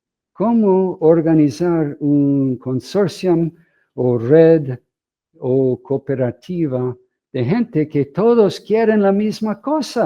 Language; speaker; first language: Spanish; non-native, fluent; English